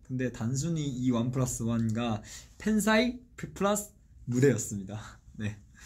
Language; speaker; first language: Korean; non-native, fluent; Chinese